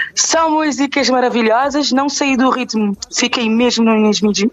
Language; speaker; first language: Portuguese; non-native, local second language; Kabuverdianu